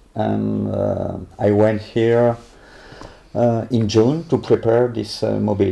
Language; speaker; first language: English; non-native, learner; French